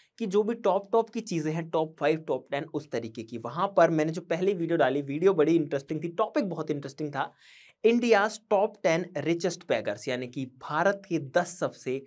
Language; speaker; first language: Hindi; native; Hindi